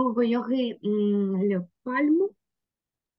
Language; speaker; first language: French; non-native, learner; Ukrainian